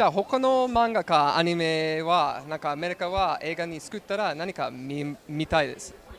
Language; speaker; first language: Japanese; non-native, learner; English